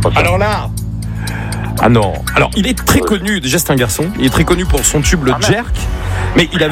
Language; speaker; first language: French; native; French